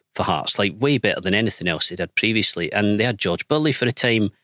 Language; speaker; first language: English; native; English